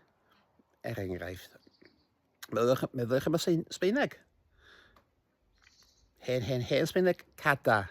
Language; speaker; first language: Welsh; native; Welsh